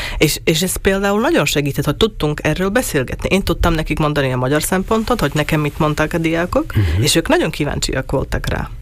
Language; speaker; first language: Hungarian; non-native, local second language; Slovak